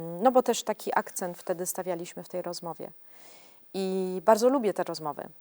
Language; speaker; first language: Polish; early bilingual, heritage; Polish